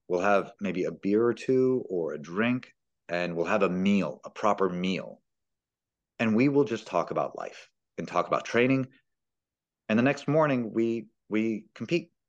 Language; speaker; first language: English; early bilingual, other home language; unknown